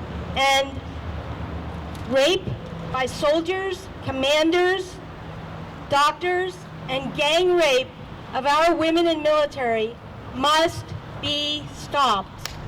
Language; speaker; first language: English; native; English